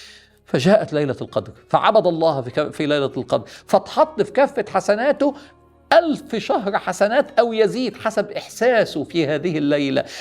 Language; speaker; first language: Arabic; native; Arabic